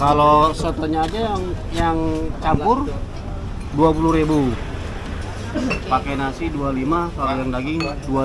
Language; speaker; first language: Indonesian; native; Indonesian